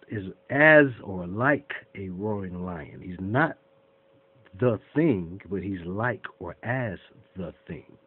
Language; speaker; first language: English; native; English